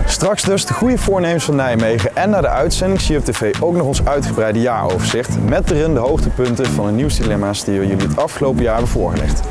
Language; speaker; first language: Dutch; native; Dutch